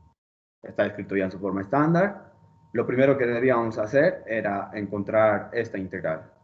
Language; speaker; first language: Spanish; native; Spanish